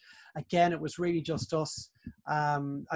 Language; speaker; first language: English; native; English